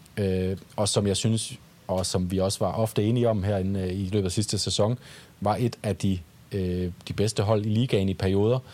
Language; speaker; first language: Danish; native; Danish